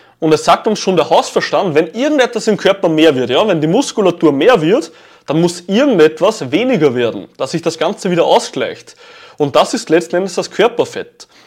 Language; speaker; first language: German; native; German